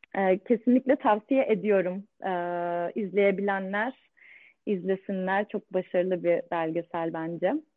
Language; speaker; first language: Turkish; native; Turkish